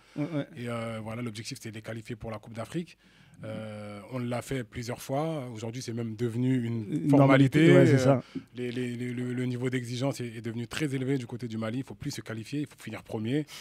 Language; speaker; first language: French; native; French